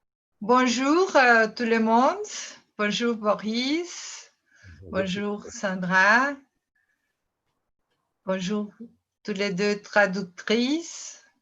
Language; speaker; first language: French; non-native, fluent; Portuguese